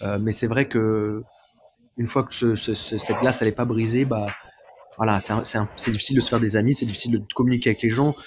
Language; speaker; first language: French; native; French